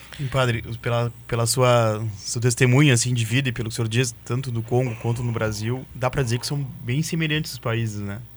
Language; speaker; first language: Portuguese; native; Portuguese